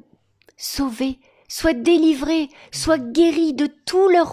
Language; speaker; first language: French; native; French